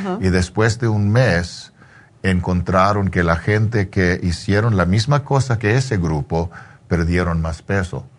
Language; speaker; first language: Spanish; early bilingual, heritage; English